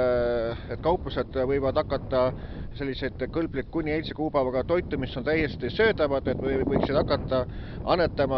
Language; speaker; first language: Estonian; native; Estonian